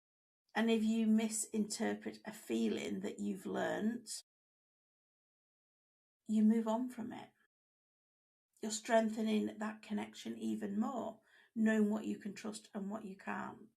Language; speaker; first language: English; native; English